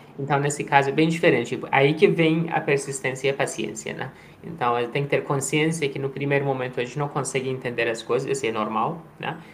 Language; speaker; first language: Portuguese; non-native, fluent; Persian